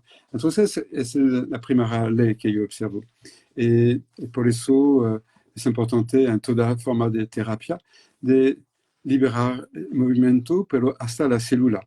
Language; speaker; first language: Spanish; non-native, fluent; French